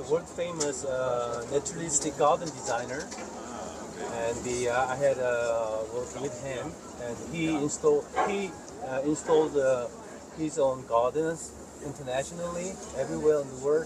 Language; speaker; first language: English; non-native, local second language; Korean